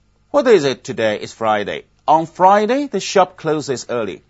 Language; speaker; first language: English; non-native, fluent; Chinese